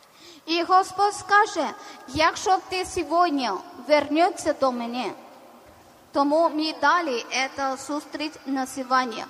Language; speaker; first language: Ukrainian; non-native, learner; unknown